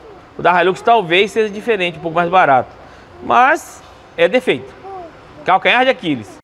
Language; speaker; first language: Portuguese; native; Portuguese